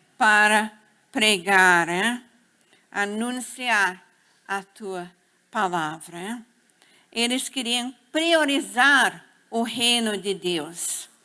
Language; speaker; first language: Portuguese; non-native, fluent; English